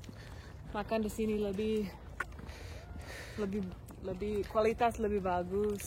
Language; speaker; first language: Indonesian; non-native, learner; English